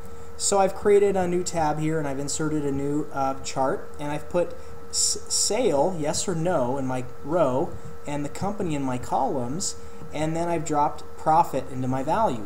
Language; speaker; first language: English; native; English